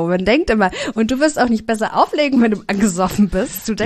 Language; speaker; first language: German; native; German